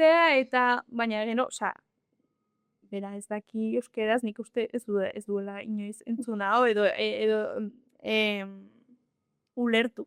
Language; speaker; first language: Basque; non-native, local second language; Spanish